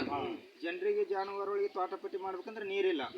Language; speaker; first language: Kannada; native; Kannada